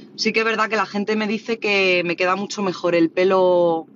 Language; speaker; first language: Spanish; native; Spanish